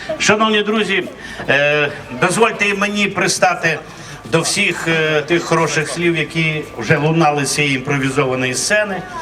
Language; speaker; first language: Ukrainian; native; Ukrainian